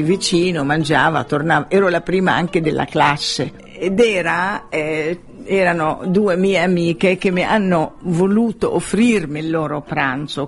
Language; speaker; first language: Italian; non-native, fluent; Arabic